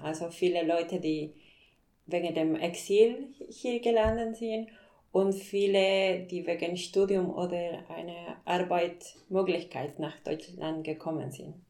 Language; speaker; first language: German; non-native, fluent; Spanish